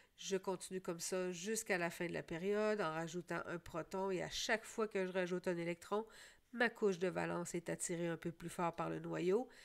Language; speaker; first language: French; native; French